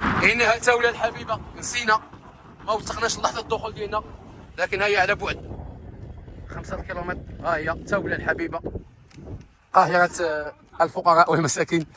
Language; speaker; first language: Arabic; native; Arabic